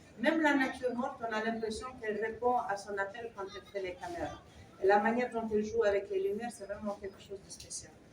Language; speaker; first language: French; non-native, local second language; Wolof